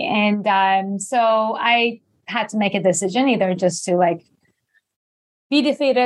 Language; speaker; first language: English; non-native, fluent; Persian